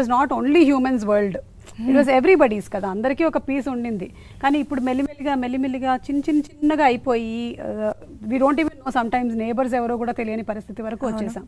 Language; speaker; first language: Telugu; native; Telugu